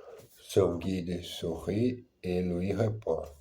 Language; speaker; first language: French; non-native, learner; Portuguese